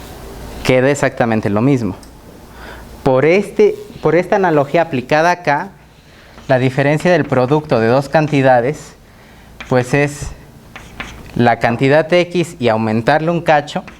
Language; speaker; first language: Spanish; native; Spanish